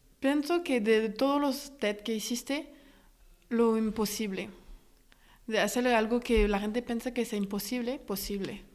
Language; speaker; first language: Spanish; non-native, fluent; French